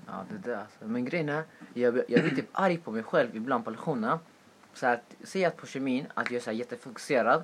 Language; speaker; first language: Swedish; native; Swedish